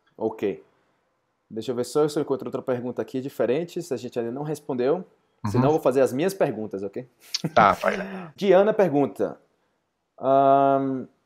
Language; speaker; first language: Portuguese; native; Portuguese